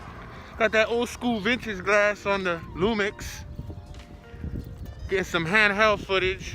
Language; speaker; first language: English; native; English